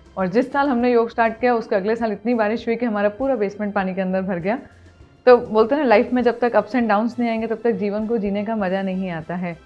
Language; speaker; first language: Hindi; native; Hindi